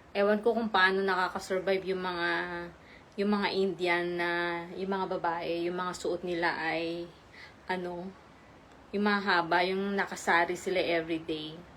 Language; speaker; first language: Filipino; non-native, local second language; Iloko